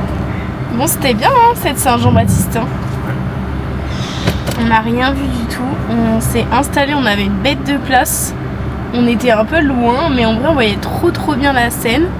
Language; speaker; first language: French; native; French